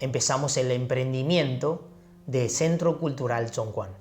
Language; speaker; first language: Spanish; non-native, fluent; Chinese